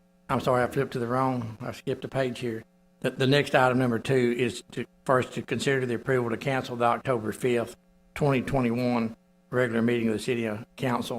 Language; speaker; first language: English; native; English